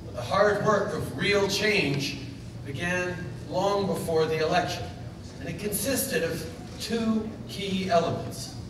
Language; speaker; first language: English; early bilingual, other home language; French